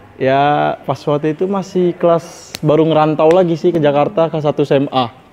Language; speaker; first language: Indonesian; native; Indonesian